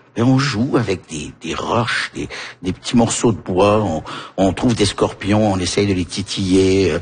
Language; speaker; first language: French; early bilingual, heritage; French